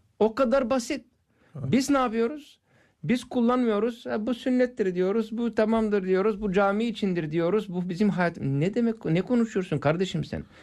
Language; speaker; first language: Turkish; non-native, fluent; English